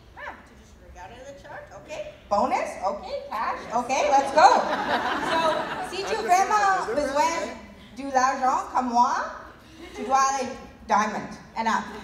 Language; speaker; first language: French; non-native, learner; English